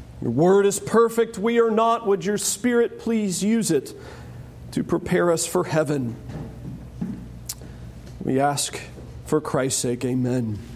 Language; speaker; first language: English; native; English